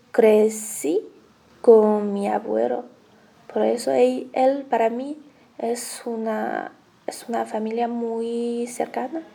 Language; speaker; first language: Spanish; non-native, learner; Chinese